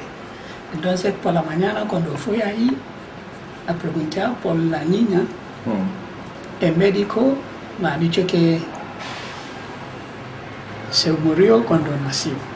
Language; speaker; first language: Spanish; non-native, learner; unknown